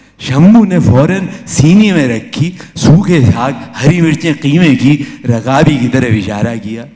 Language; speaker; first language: Urdu; native; Urdu